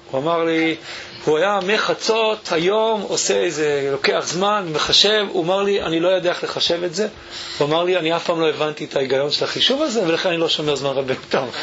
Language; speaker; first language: Hebrew; early bilingual, other home language; English